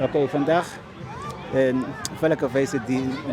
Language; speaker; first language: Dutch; non-native, learner; Somali